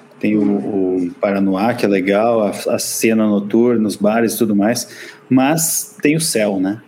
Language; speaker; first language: Portuguese; native; Portuguese